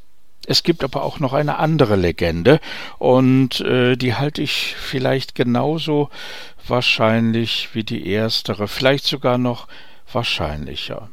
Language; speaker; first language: German; native; German